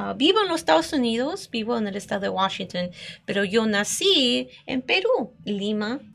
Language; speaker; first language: Spanish; early bilingual, heritage; Spanish